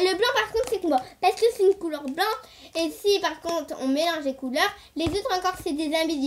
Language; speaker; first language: French; native; French